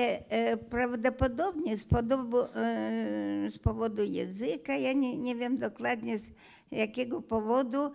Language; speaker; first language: Polish; non-native, fluent; Hungarian